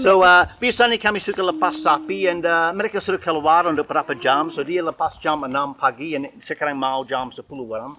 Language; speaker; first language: Indonesian; non-native, fluent; English